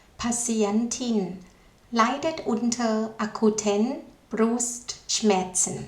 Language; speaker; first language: German; non-native, fluent; Thai